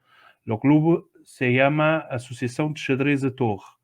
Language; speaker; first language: Spanish; non-native, learner; Portuguese